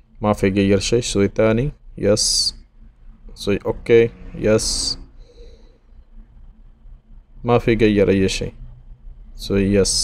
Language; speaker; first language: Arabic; non-native, learner; Bangla